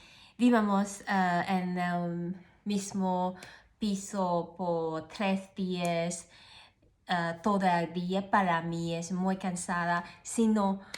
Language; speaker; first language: Spanish; non-native, learner; Cantonese